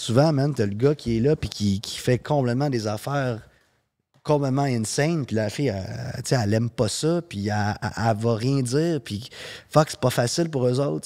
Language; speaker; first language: French; early bilingual, heritage; French